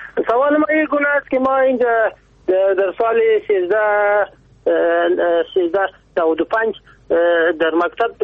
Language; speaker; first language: Persian; non-native, local second language; Pashto